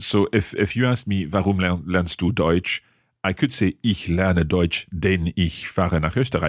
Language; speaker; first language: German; non-native, learner; English